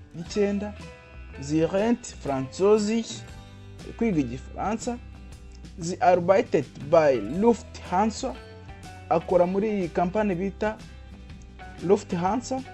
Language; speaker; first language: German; non-native, fluent; Kinyarwanda